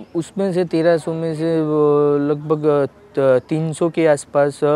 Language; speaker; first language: Hindi; non-native, local second language; Gujarati